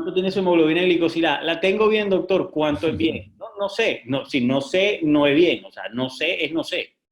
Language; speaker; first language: Spanish; native; Spanish